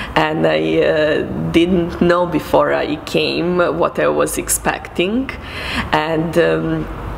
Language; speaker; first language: English; non-native, fluent; Serbian